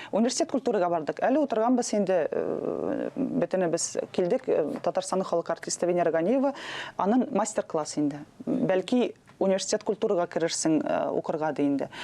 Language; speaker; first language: Tatar; non-native, local second language; Russian